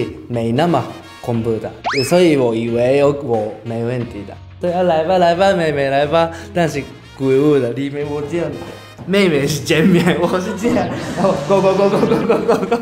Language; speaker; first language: Chinese; non-native, learner; Japanese